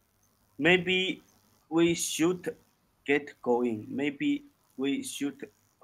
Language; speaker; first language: English; non-native, learner; Chinese